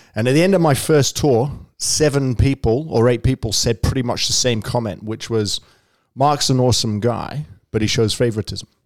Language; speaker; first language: English; native; English